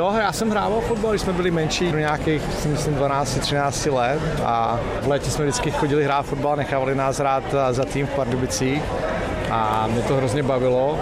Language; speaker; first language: Czech; native; Czech